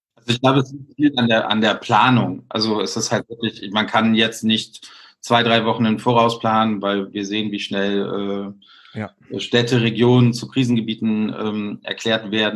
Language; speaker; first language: German; native; German